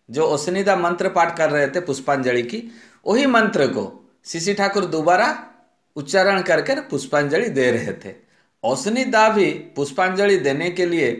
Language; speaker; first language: Hindi; non-native, local second language; Odia